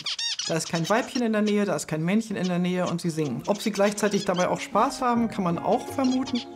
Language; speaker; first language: German; native; German